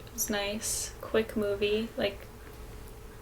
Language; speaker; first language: English; native; English